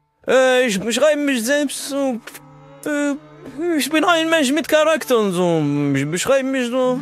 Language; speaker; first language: German; non-native, learner; French